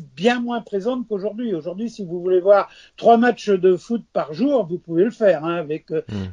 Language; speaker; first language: French; native; French